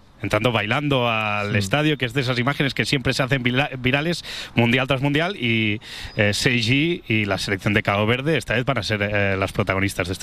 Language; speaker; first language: Spanish; native; Spanish